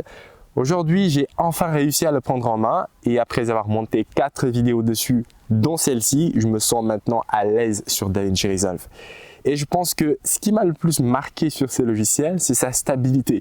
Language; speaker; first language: French; native; French